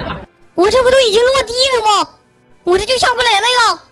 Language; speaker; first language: Chinese; native; Chinese